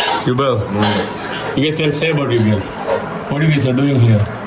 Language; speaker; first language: English; non-native, local second language; Malayalam